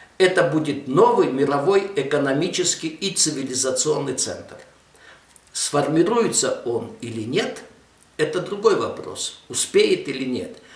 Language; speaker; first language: Russian; non-native, local second language; Armenian